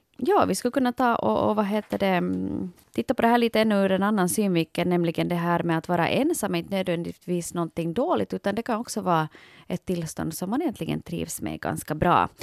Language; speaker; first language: Swedish; native; Swedish